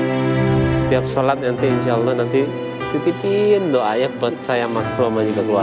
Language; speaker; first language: Indonesian; native; Indonesian